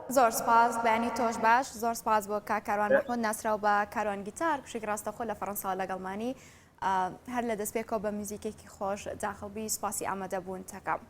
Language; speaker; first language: Central Kurdish; native; Central Kurdish